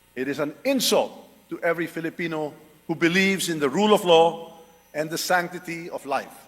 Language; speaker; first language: English; non-native, local second language; Filipino